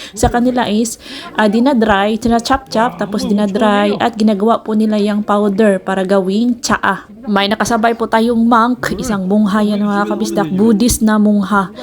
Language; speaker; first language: Filipino; non-native, local second language; Cebuano